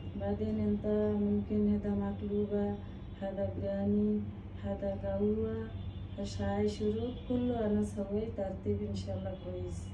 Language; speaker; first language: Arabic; non-native, learner; Bangla